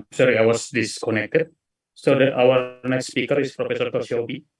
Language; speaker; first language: English; non-native, fluent; Indonesian